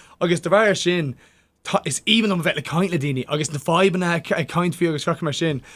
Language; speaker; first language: Irish; non-native, local second language; English